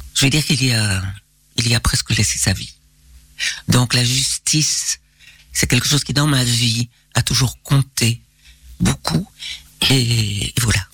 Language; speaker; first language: French; native; French